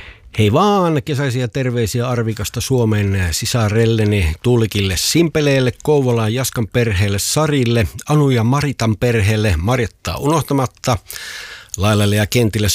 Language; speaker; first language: Finnish; native; Finnish